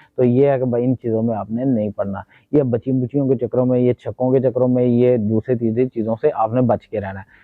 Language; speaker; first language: Urdu; non-native, local second language; Punjabi